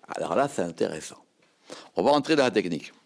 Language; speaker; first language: French; native; French